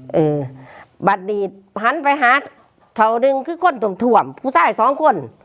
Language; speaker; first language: Thai; native; Thai